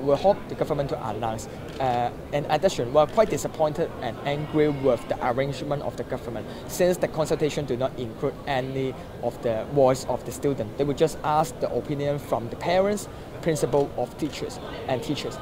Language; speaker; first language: English; non-native, local second language; Cantonese